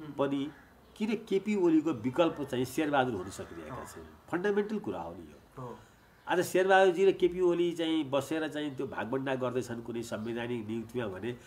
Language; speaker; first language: Nepali; native; Nepali